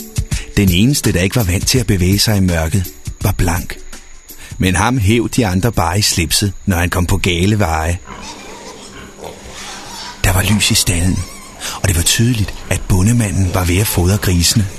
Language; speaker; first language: Danish; native; Danish